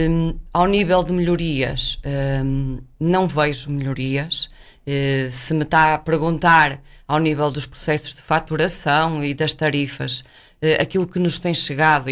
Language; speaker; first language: Portuguese; native; Portuguese